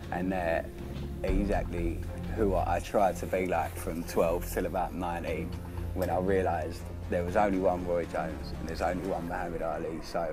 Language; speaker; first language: English; native; English